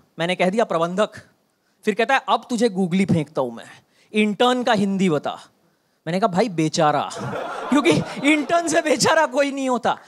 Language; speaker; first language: Hindi; non-native, local second language; Bangla